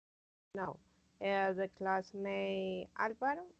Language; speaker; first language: English; non-native, learner; Spanish